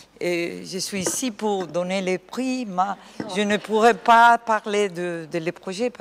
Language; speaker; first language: French; non-native, learner; Spanish